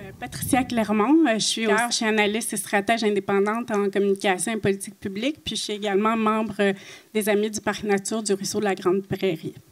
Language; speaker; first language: French; native; French